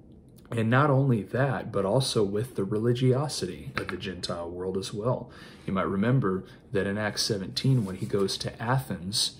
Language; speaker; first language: English; native; English